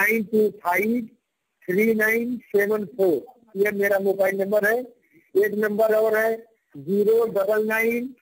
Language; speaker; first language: Hindi; native; Hindi